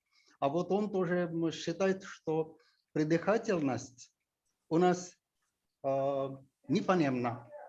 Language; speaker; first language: Russian; non-native, fluent; Telugu